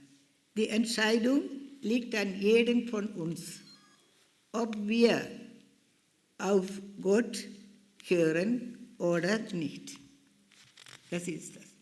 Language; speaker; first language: German; non-native, fluent; Malayalam